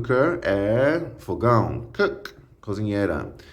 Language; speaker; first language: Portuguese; non-native, fluent; English